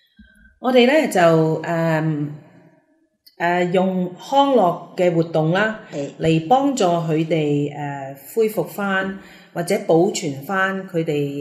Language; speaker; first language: Cantonese; native; Cantonese